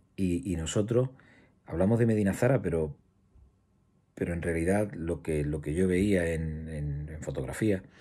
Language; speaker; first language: Spanish; native; Spanish